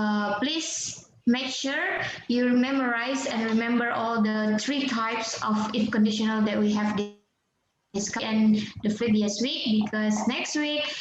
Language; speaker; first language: English; non-native, fluent; Indonesian